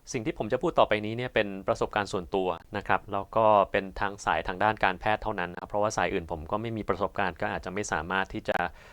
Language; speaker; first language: Thai; native; Thai